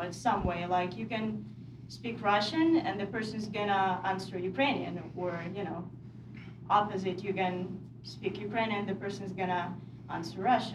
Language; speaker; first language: English; non-native, fluent; Ukrainian